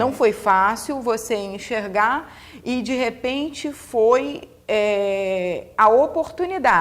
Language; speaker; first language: Portuguese; native; Portuguese